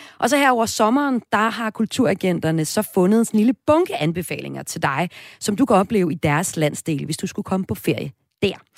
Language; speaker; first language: Danish; native; Danish